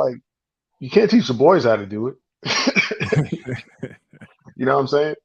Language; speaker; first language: English; native; English